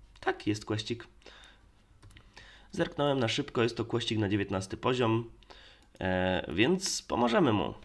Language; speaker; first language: Polish; native; Polish